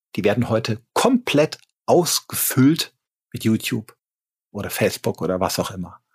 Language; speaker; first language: German; native; German